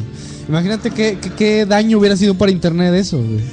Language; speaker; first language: Spanish; native; Spanish